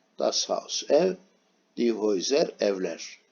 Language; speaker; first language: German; non-native, fluent; Turkish